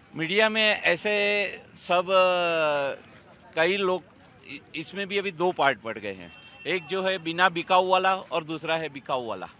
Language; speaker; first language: Hindi; non-native, local second language; Gujarati